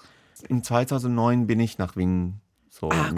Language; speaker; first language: German; non-native, learner; Persian